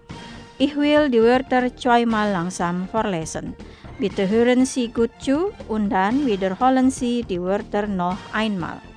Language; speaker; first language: German; non-native, fluent; Indonesian